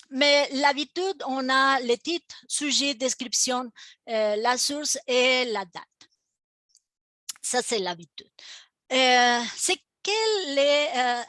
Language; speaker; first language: French; non-native, fluent; Spanish